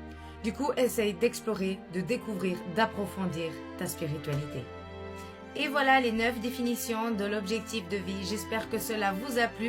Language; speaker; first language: French; native; French